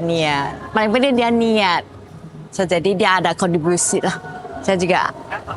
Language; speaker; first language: Indonesian; early bilingual, heritage; Indonesian